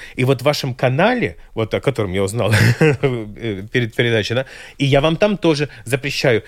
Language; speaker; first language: Russian; non-native, local second language; Latvian